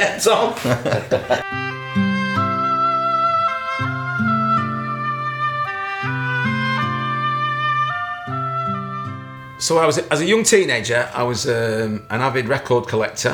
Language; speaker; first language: English; native; English